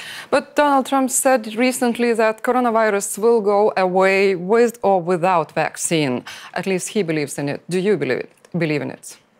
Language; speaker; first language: English; non-native, fluent; Lithuanian